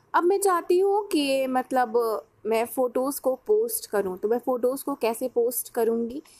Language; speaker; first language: Hindi; native; Hindi